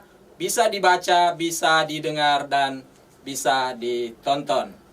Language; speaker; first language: Indonesian; native; Indonesian